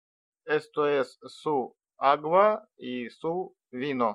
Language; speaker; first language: Spanish; non-native, learner; Russian